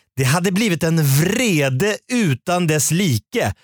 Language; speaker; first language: Swedish; native; Swedish